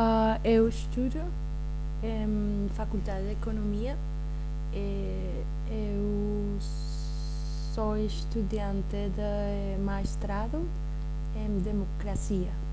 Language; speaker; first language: Portuguese; non-native, learner; Spanish